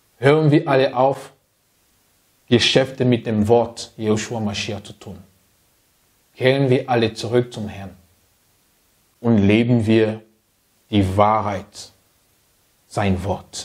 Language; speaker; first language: German; non-native, fluent; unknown